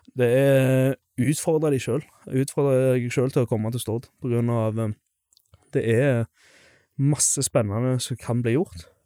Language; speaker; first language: Norwegian; native; Norwegian